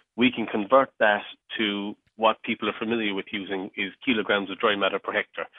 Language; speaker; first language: English; native; English